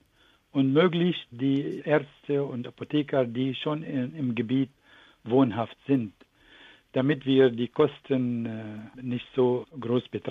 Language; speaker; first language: German; non-native, fluent; Arabic